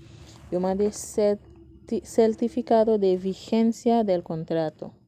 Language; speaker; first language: Spanish; non-native, learner; Haitian Creole